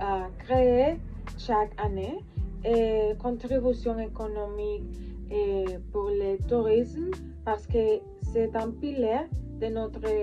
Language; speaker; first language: French; non-native, learner; Spanish